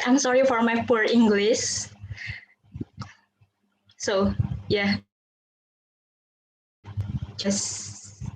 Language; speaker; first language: English; non-native, learner; Indonesian